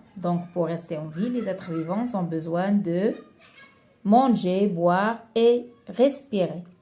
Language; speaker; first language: French; non-native, local second language; Arabic